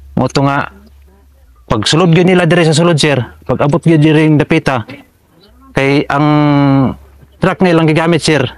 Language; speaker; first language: Cebuano; native; Cebuano